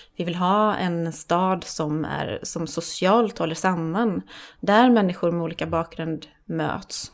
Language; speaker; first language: Swedish; native; Swedish